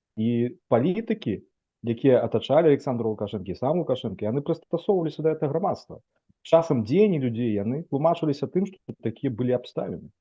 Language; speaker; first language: Belarusian; non-native, local second language; Russian